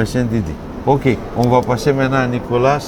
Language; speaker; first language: French; non-native, fluent; Romanian